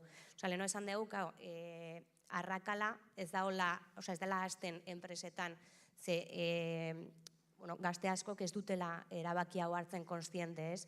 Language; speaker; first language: Basque; native; Basque